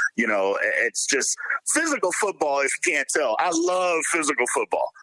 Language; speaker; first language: English; native; English